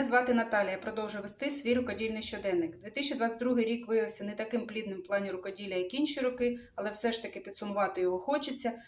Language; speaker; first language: Ukrainian; non-native, local second language; Russian